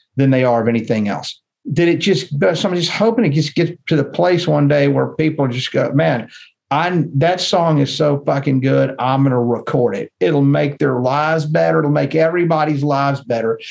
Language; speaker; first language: English; native; English